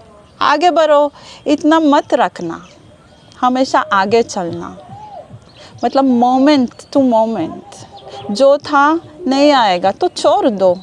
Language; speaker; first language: Hindi; non-native, learner; Hebrew